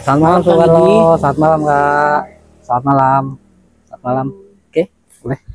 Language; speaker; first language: Malay; native; Malay